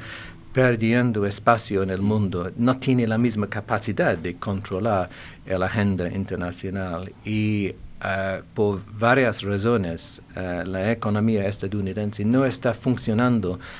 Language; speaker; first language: Spanish; non-native, fluent; English